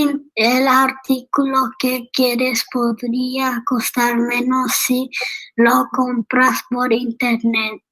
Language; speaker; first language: Spanish; early bilingual, heritage; Spanish